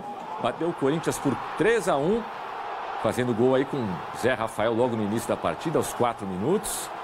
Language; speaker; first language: Portuguese; native; Portuguese